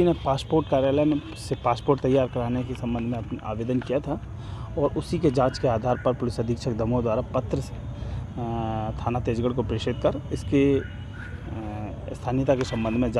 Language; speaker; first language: Hindi; native; Hindi